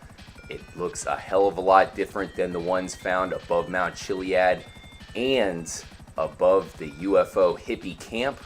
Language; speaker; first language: English; native; English